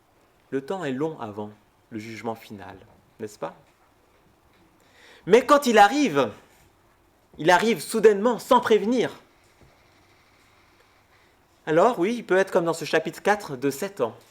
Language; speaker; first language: French; native; French